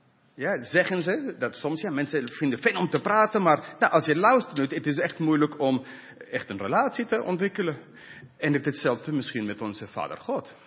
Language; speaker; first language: Dutch; non-native, fluent; English